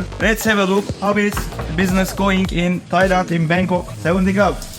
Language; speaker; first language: English; non-native, fluent; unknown